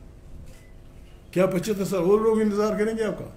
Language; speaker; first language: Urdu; non-native, local second language; Pashto